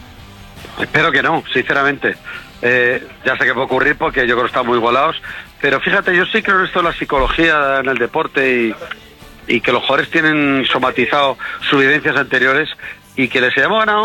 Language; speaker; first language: Spanish; native; Spanish